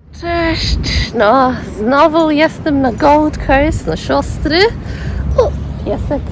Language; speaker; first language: Polish; early bilingual, heritage; Polish